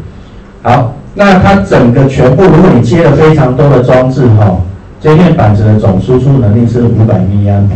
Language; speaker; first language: Chinese; native; Chinese